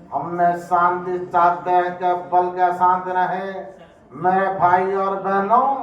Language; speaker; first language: Hindi; non-native, local second language; Telugu